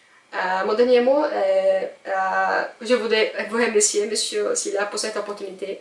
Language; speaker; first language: French; non-native, fluent; Portuguese